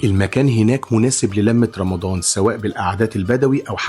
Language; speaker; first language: Arabic; native; Arabic